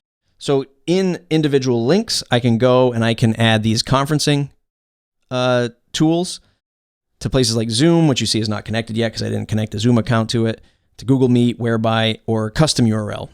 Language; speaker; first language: English; native; English